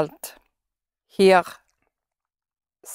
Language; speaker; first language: German; non-native, learner; English